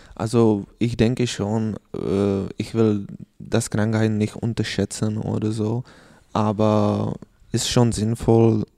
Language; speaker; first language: German; non-native, learner; Czech